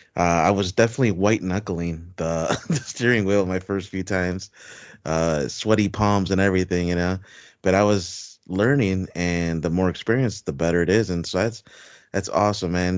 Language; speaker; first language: English; native; English